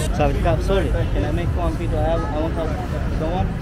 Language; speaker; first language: English; non-native, fluent; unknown